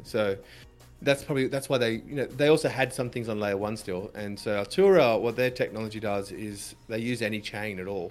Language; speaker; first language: English; native; English